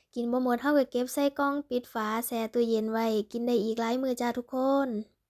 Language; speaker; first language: Thai; native; Thai